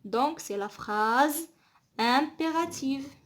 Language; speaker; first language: French; non-native, local second language; Arabic